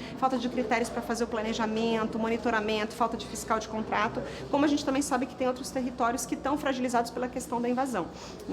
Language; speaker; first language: Portuguese; native; Portuguese